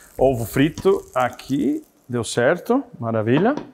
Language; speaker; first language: Portuguese; non-native, fluent; English